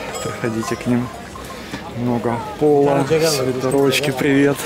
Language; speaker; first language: Russian; native; Russian